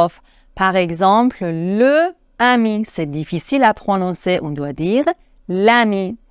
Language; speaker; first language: French; non-native, fluent; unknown